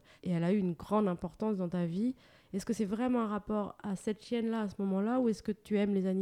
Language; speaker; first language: French; native; French